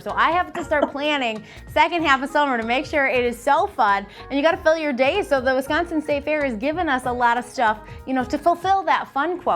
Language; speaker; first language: English; native; English